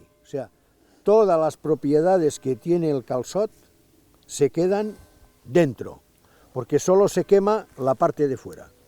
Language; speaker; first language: Spanish; non-native, local second language; Catalan